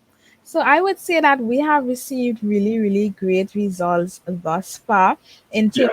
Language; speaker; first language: English; native; English